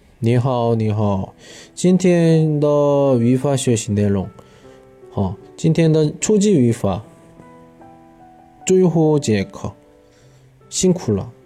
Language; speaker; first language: Chinese; non-native, learner; Korean